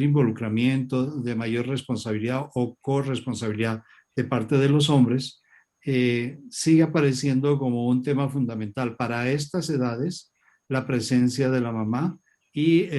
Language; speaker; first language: Spanish; native; Spanish